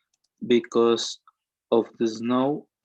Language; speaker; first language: English; non-native, learner; Spanish